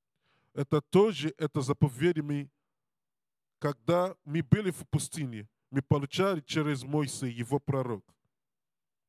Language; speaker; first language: Russian; non-native, learner; Portuguese